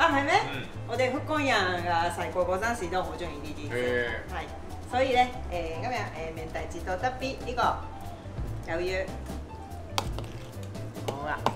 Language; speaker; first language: Cantonese; non-native, fluent; Japanese